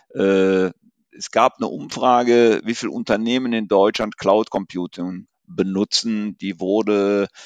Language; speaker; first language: German; native; German